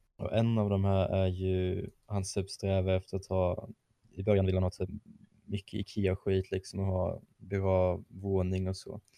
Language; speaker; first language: Swedish; non-native, fluent; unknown